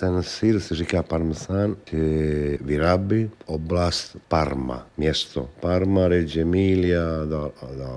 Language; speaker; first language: Czech; non-native, learner; Italian